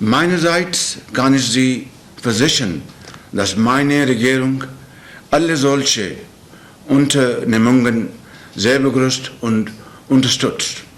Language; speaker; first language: German; non-native, learner; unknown